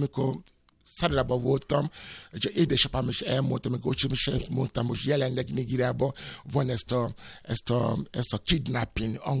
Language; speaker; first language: Hungarian; non-native, fluent; Yoruba